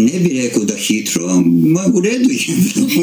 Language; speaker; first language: Slovenian; non-native, learner; Armenian